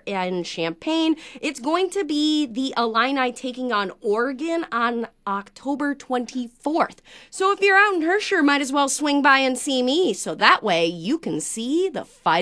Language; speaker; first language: English; native; English